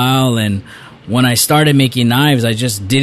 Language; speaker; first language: English; native; English